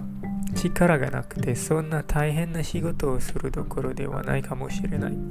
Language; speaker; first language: Japanese; non-native, learner; English